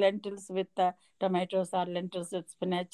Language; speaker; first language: English; non-native, local second language; Telugu